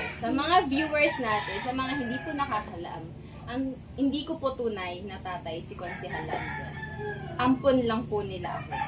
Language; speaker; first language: Filipino; native; Filipino